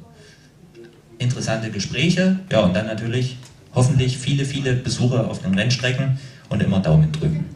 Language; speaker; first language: German; native; German